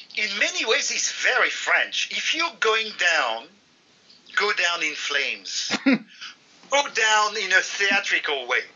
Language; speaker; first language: English; non-native, fluent; French